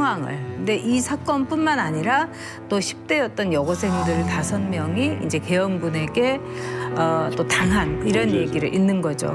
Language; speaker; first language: Korean; native; Korean